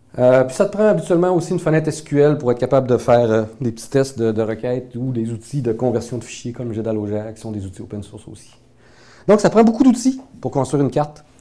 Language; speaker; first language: French; native; French